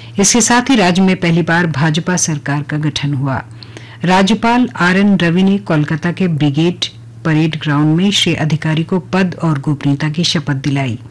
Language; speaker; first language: Hindi; native; Hindi